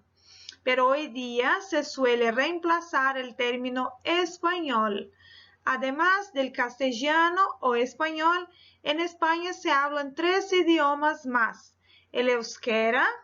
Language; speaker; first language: Spanish; non-native, fluent; Portuguese